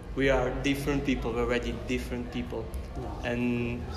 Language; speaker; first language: English; non-native, fluent; Italian